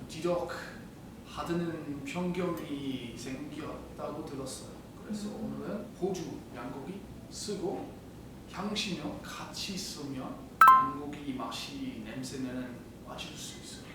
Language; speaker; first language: Korean; non-native, learner; English